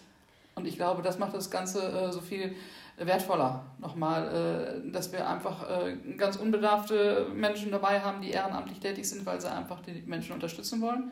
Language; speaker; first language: German; native; German